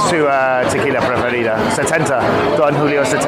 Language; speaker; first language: Spanish; non-native, learner; English